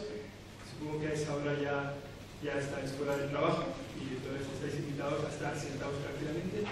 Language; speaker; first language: Spanish; native; Spanish